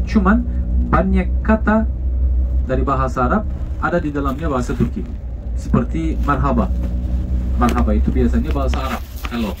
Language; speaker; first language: Indonesian; non-native, fluent; Turkish